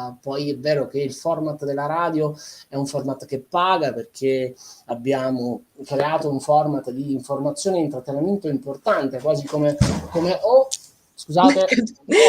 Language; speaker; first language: Italian; native; Italian